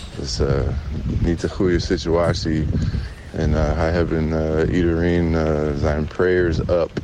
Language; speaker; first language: Dutch; non-native, learner; English